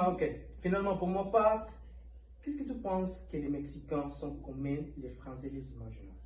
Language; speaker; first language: French; non-native, learner; Spanish